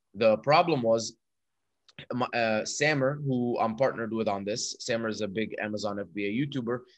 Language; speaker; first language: English; non-native, fluent; Arabic